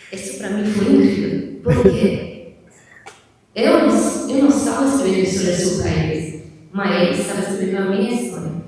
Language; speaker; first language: Portuguese; non-native, fluent; Italian